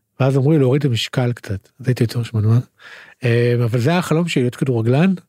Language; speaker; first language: Hebrew; native; Hebrew